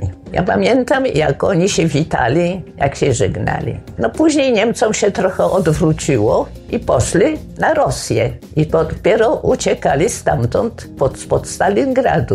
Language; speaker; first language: Polish; native; Polish